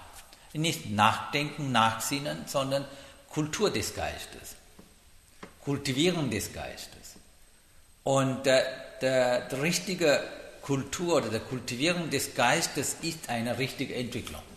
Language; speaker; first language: German; non-native, learner; Sinhala